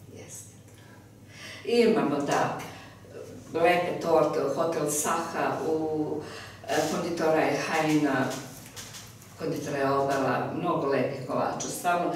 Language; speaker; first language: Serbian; early bilingual, heritage; Serbian